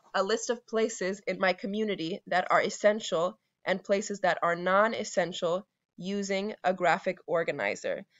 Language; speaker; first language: English; native; English